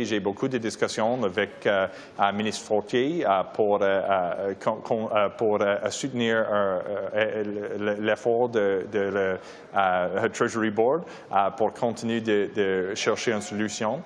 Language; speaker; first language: French; non-native, learner; English